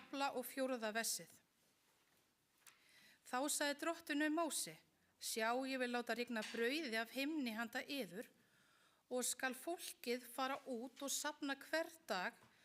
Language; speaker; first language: Icelandic; non-native, fluent; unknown